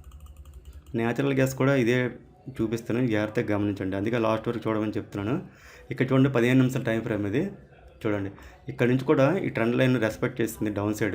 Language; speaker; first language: Telugu; native; Telugu